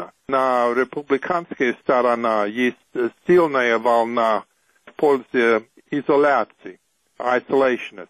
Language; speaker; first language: Russian; non-native, fluent; English